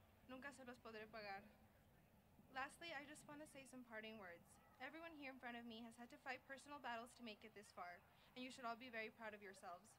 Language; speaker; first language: English; early bilingual, other home language; Spanish